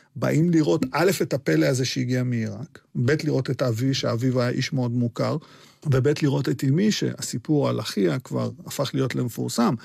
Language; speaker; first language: Hebrew; early bilingual, other home language; Arabic